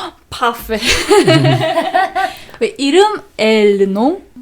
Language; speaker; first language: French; non-native, learner; Korean